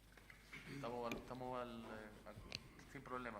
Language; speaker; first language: Spanish; native; Spanish